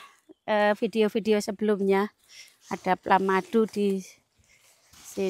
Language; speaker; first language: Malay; non-native, local second language; Javanese